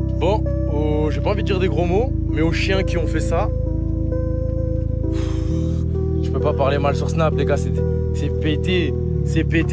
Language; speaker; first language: French; native; French